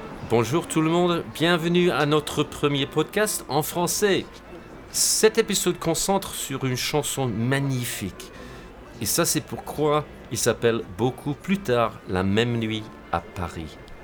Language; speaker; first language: French; non-native, learner; English